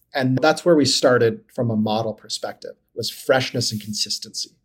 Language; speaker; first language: English; native; English